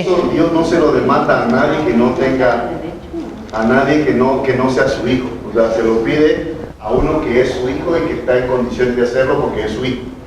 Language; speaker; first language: Spanish; native; Spanish